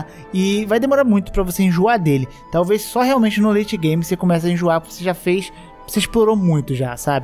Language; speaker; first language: Portuguese; native; Portuguese